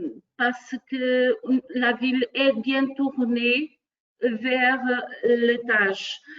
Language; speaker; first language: French; non-native, fluent; Portuguese